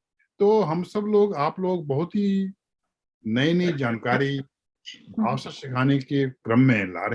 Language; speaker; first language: Hindi; native; Hindi